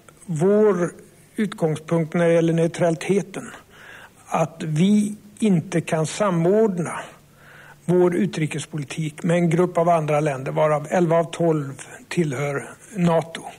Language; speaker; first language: Swedish; native; Swedish